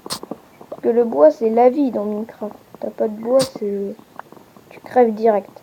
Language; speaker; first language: French; native; French